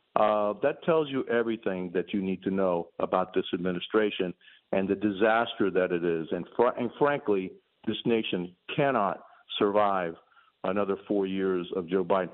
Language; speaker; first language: English; early bilingual, other home language; Spanish